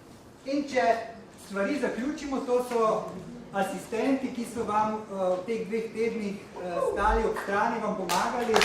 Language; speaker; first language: Slovenian; native; Slovenian